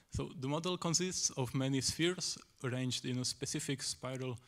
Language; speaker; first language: English; non-native, fluent; Slovak